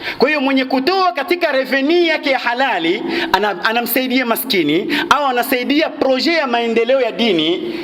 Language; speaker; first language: Swahili; native; Swahili